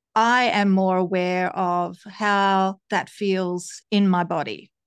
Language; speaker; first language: English; native; English